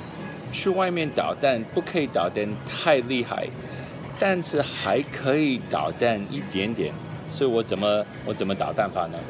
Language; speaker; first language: Chinese; early bilingual, heritage; English